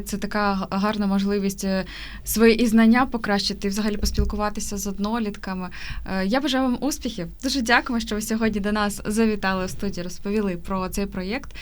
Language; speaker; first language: Ukrainian; native; Ukrainian